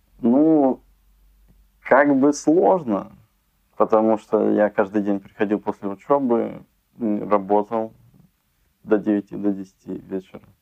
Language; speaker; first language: Russian; native; Russian